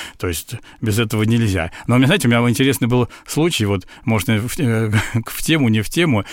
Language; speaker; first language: Russian; native; Russian